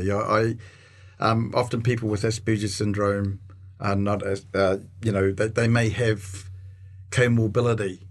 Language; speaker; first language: English; native; English